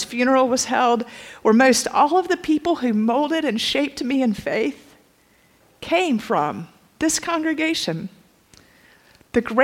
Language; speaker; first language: English; native; English